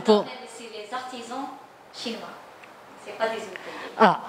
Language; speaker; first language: French; non-native, learner; Chinese